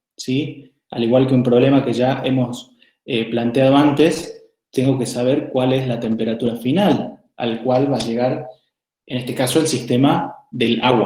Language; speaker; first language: Spanish; native; Spanish